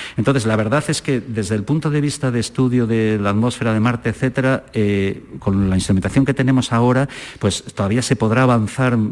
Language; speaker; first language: Spanish; native; Spanish